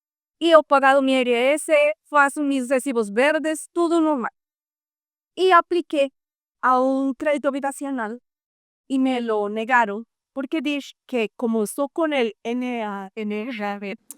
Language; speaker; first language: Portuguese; non-native, learner; Spanish